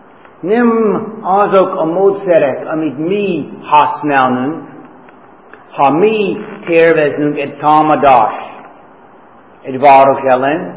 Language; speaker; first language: Hungarian; non-native, fluent; English